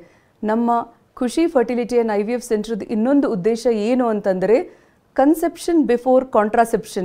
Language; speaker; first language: Kannada; native; Kannada